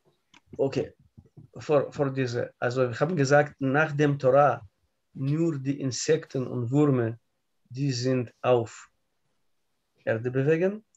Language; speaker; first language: German; non-native, learner; Russian